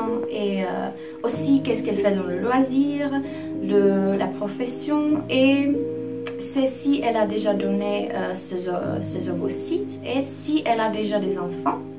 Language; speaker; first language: French; non-native, fluent; Czech